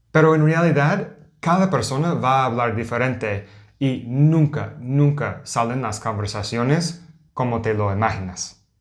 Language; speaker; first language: Spanish; non-native, learner; English